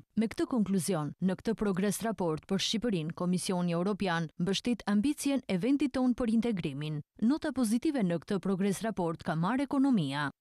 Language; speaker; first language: Albanian; native; Albanian